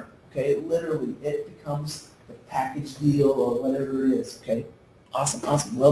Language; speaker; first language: English; native; English